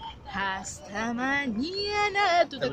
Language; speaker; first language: Spanish; native; Spanish